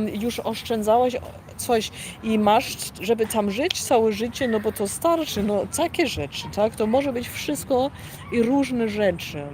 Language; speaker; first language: Polish; early bilingual, heritage; Polish